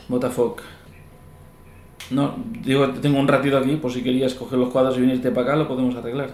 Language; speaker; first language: English; non-native, learner; Spanish